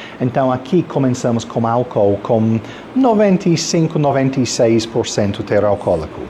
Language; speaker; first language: Portuguese; non-native, fluent; English